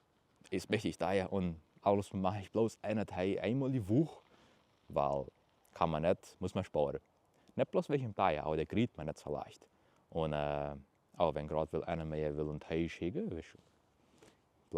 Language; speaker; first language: German; early bilingual, heritage; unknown